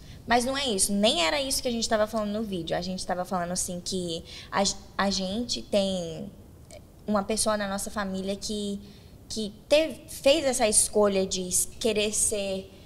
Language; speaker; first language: Portuguese; early bilingual, heritage; Portuguese